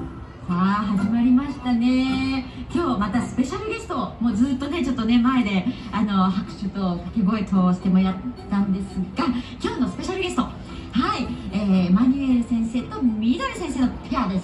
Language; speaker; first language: Japanese; native; Japanese